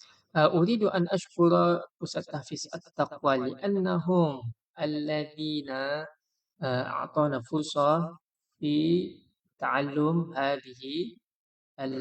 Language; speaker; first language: Arabic; non-native, fluent; Malay